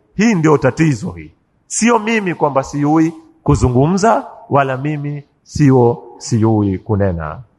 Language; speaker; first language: Swahili; native; Swahili